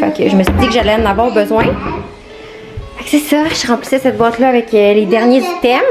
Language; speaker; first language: French; native; French